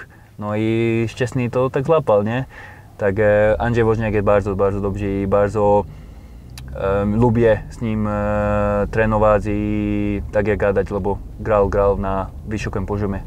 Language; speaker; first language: Polish; non-native, learner; Slovak